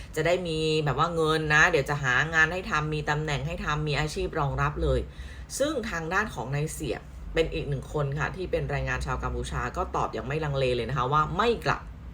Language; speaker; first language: Thai; native; Thai